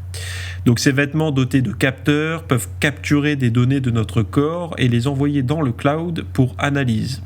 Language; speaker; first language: French; native; French